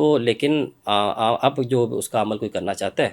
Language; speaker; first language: Urdu; native; Urdu